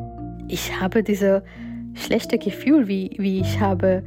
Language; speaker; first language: German; non-native, fluent; Gujarati